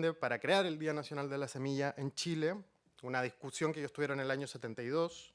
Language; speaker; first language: Spanish; native; Spanish